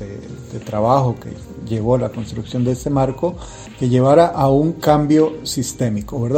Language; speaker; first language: Spanish; native; Spanish